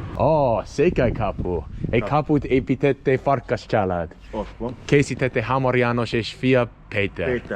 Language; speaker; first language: Hungarian; non-native, learner; English